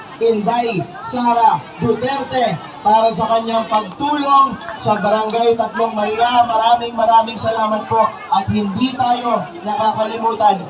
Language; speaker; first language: Filipino; native; Filipino